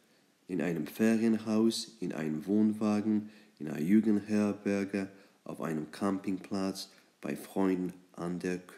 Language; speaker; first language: German; non-native, fluent; English